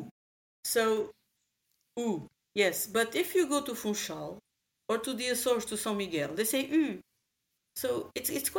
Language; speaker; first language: English; non-native, fluent; Portuguese